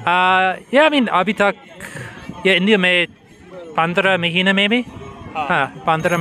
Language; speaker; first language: Hindi; non-native, learner; English